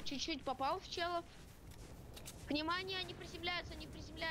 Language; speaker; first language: Russian; native; Russian